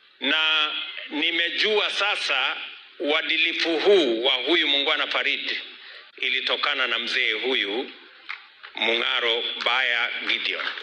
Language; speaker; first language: Swahili; non-native, local second language; Kalenjin